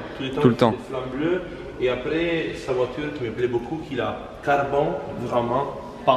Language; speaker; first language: French; non-native, fluent; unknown